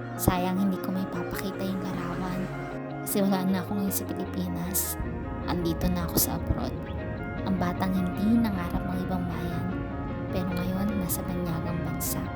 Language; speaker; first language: Filipino; native; Filipino